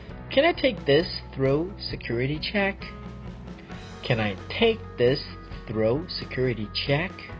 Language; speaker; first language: English; non-native, fluent; Chinese